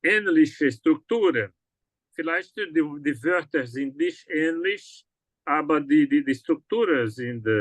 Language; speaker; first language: German; non-native, learner; Portuguese